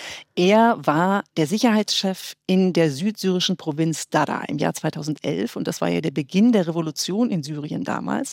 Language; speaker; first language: German; native; German